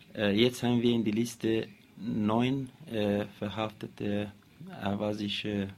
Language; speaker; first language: German; non-native, learner; Arabic